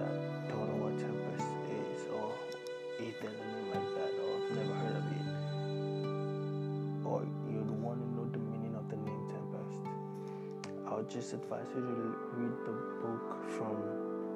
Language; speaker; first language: English; non-native, local second language; Igbo